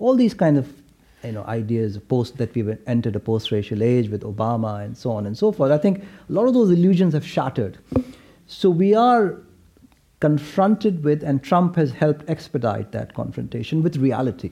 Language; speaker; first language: English; non-native, local second language; Hindi